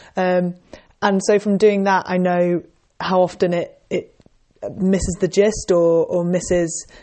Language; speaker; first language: English; native; English